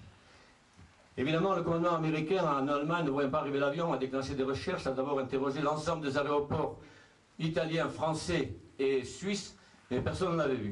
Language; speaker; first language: French; native; French